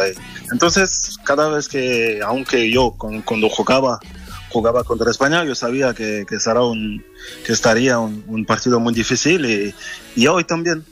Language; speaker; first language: Spanish; non-native, fluent; French